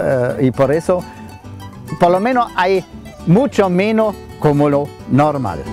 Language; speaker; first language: Spanish; non-native, fluent; German